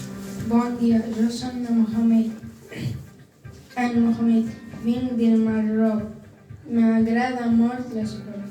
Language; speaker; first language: Catalan; early bilingual, other home language; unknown